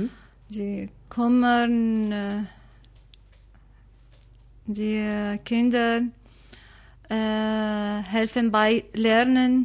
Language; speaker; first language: German; non-native, learner; Arabic